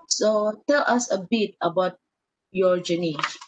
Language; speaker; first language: English; non-native, local second language; Malay